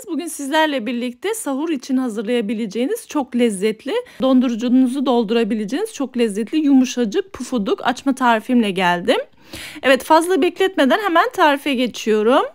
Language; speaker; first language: Turkish; native; Turkish